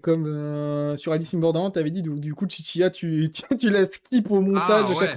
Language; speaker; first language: French; native; French